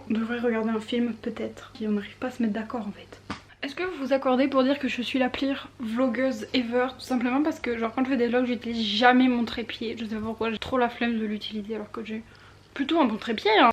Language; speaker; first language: French; native; French